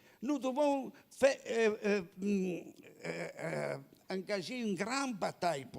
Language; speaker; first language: French; non-native, fluent; Italian